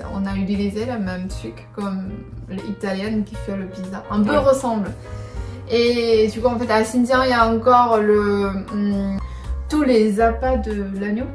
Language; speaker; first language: French; non-native, learner; Chinese